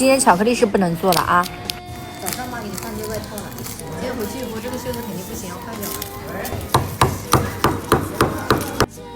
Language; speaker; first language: Chinese; native; Chinese